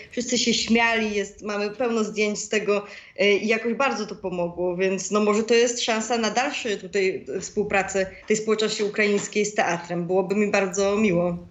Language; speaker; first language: Polish; native; Polish